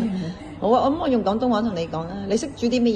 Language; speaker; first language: Cantonese; native; Cantonese